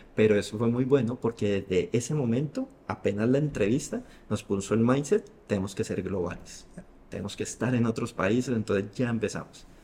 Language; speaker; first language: Spanish; native; Spanish